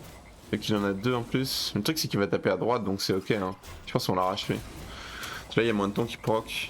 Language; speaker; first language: French; native; French